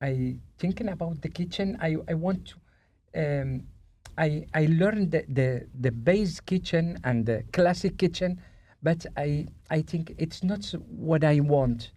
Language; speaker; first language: English; non-native, learner; Spanish